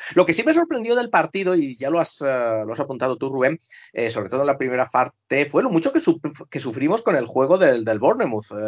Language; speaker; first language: Spanish; native; Spanish